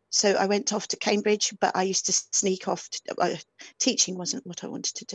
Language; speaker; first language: English; native; English